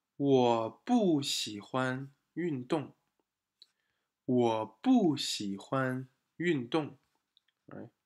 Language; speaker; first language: Chinese; non-native, fluent; English